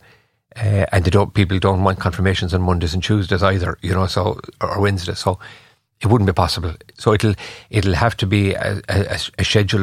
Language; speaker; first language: English; native; English